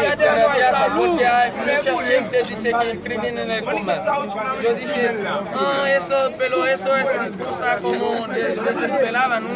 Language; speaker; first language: Spanish; non-native, learner; Haitian Creole